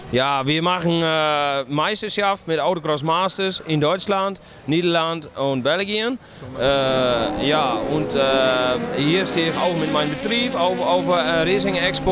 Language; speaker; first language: German; non-native, learner; Dutch